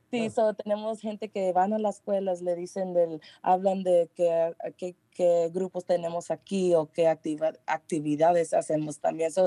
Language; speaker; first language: Spanish; early bilingual, heritage; Spanish